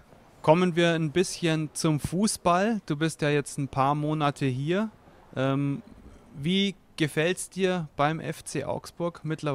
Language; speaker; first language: German; native; German